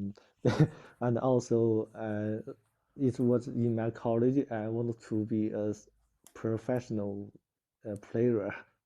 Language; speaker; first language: English; non-native, learner; Chinese